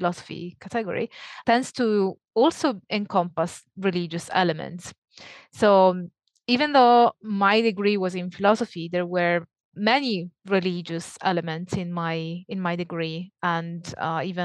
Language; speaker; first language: English; non-native, fluent; Italian